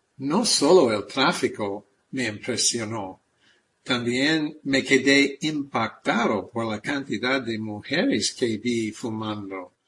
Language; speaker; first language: Spanish; non-native, fluent; English